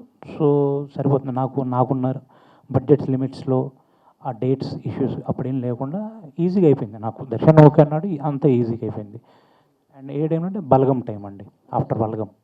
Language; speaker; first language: Telugu; native; Telugu